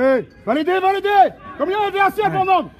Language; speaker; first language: Swedish; non-native, fluent; French